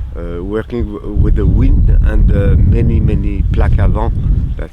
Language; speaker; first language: English; non-native, learner; French